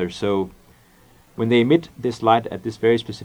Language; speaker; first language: English; non-native, fluent; Danish